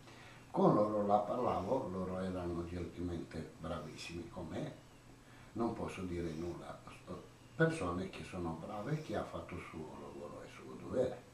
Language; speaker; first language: Italian; non-native, learner; Croatian